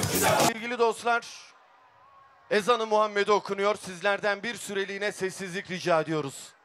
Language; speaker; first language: Turkish; native; Turkish